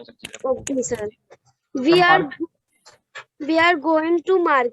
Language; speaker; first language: English; non-native, learner; Hindi